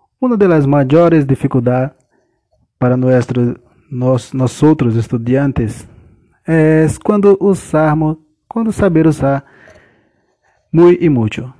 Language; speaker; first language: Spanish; non-native, learner; Portuguese